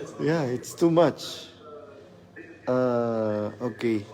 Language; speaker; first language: English; non-native, learner; Filipino